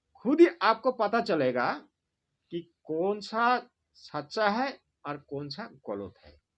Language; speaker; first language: Hindi; non-native, local second language; Bangla